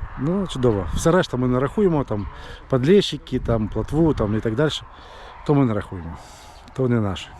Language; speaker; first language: Ukrainian; non-native, local second language; Russian